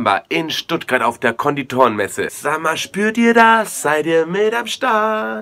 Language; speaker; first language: German; native; German